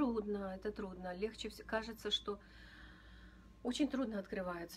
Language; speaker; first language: Russian; native; Russian